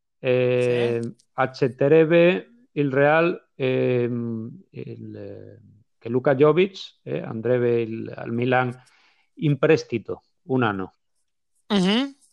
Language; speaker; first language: Italian; non-native, fluent; Spanish